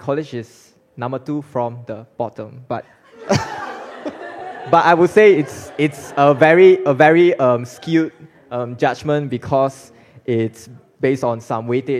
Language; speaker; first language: English; non-native, local second language; Chinese